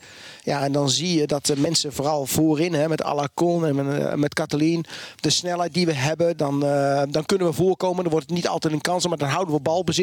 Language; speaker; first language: Dutch; native; Dutch